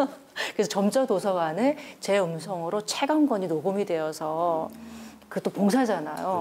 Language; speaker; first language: Korean; native; Korean